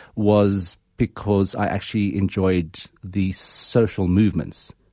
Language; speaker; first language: English; native; English